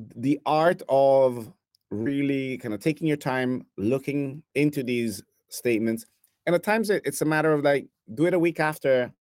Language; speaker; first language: English; non-native, fluent; Italian